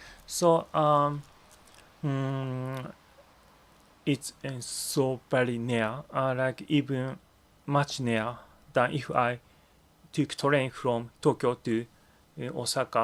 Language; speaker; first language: English; non-native, learner; Japanese